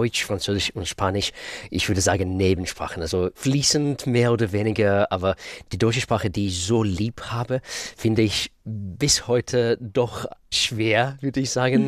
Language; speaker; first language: German; non-native, fluent; Russian